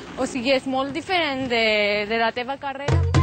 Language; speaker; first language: Catalan; non-native, learner; Armenian